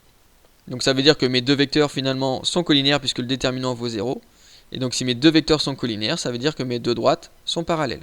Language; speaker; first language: French; native; French